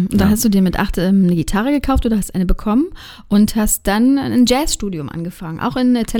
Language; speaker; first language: German; native; German